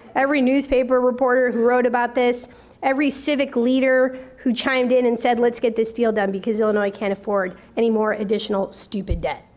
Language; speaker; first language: English; native; English